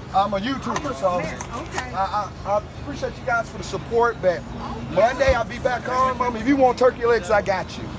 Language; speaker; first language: English; native; English